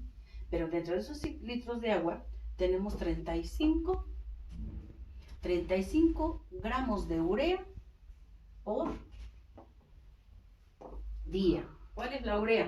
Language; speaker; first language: Spanish; native; Spanish